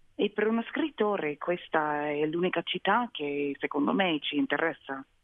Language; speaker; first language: Italian; non-native, fluent; English